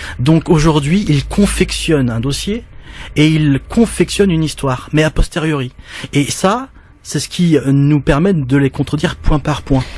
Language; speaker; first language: French; native; French